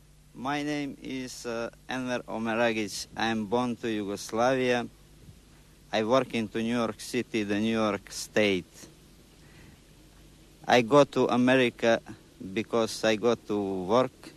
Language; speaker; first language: English; non-native, local second language; Croatian